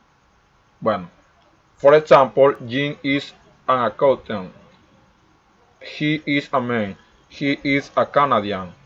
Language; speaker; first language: English; non-native, learner; Spanish